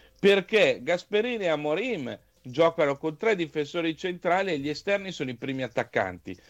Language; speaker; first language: Italian; native; Italian